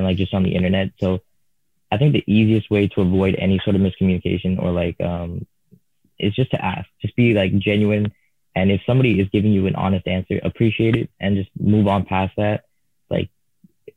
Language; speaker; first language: English; non-native, fluent; Tamil